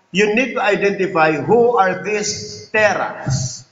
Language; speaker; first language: English; non-native, local second language; Filipino